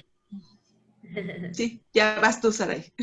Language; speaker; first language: Spanish; native; Spanish